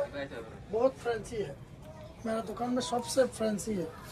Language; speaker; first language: Hindi; non-native, learner; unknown